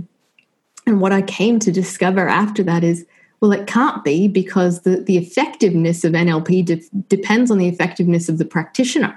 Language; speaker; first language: English; native; English